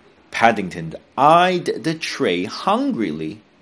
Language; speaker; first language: English; non-native, local second language; Cantonese